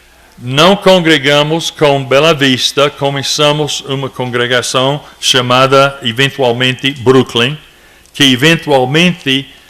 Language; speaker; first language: Portuguese; non-native, fluent; English